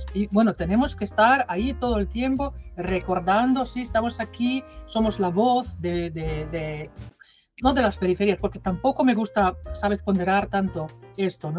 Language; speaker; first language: Spanish; non-native, fluent; Slovenian